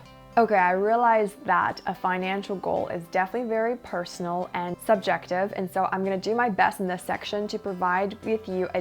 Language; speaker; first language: English; early bilingual, other home language; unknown